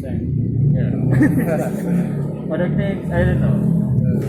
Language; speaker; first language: English; non-native, learner; Indonesian